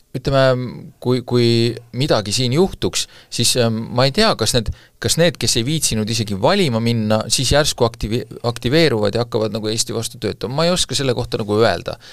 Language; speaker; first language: Estonian; native; Estonian